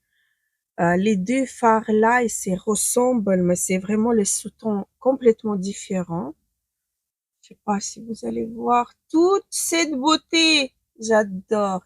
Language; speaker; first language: French; non-native, fluent; Ukrainian